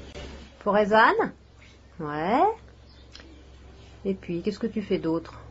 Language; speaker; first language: French; native; French